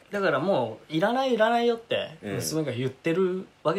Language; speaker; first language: Japanese; native; Japanese